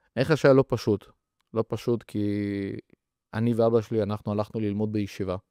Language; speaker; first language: Hebrew; early bilingual, other home language; Russian